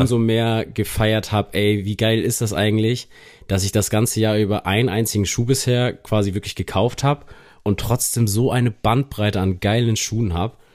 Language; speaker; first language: German; native; German